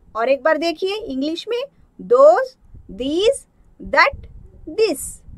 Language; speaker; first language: Hindi; non-native, local second language; Telugu